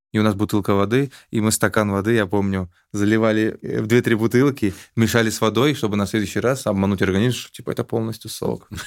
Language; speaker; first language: Russian; native; Russian